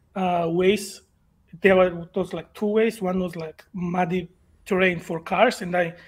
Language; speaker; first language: English; non-native, learner; Georgian